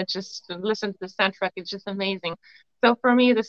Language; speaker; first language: English; non-native, fluent; Polish